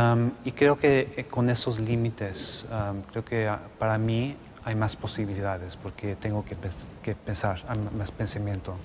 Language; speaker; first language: Spanish; non-native, local second language; English